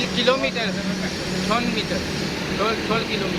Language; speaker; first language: Korean; non-native, learner; Punjabi